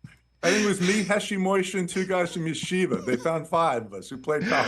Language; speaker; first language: English; native; English